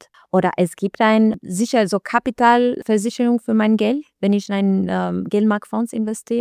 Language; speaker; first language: German; non-native, learner; Albanian